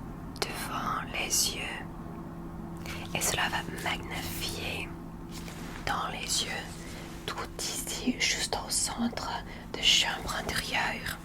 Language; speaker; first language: French; non-native, learner; English